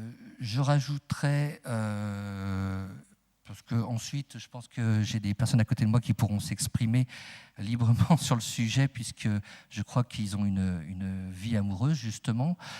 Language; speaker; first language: French; native; French